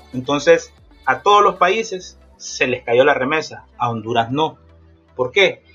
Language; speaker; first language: Spanish; native; Spanish